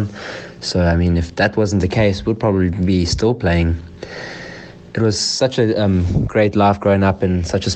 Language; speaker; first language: English; native; English